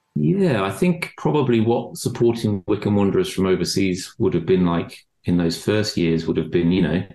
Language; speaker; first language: English; native; English